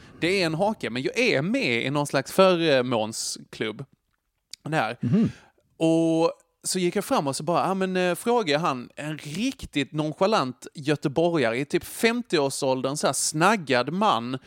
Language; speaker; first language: Swedish; native; Swedish